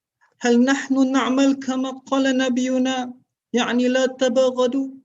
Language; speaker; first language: Arabic; non-native, learner; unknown